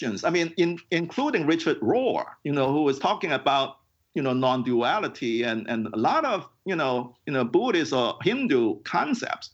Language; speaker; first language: English; non-native, local second language; Cantonese